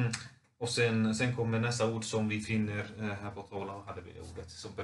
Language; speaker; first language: Swedish; non-native, fluent; Finnish